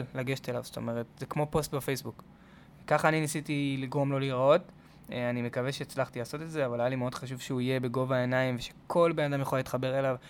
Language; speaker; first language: Hebrew; native; Hebrew